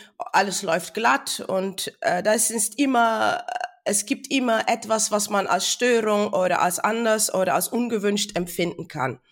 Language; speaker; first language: German; non-native, fluent; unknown